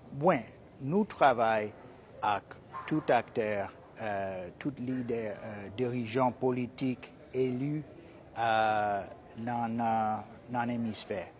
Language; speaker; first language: Haitian Creole; non-native, fluent; English